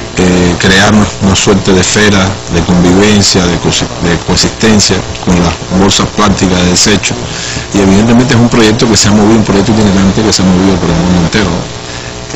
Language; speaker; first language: Spanish; native; Spanish